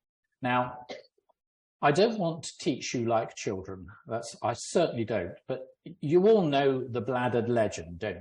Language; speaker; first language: English; native; English